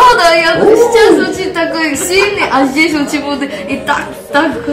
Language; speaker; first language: Russian; non-native, learner; Korean